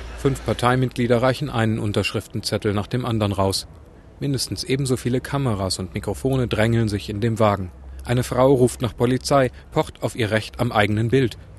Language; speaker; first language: German; native; German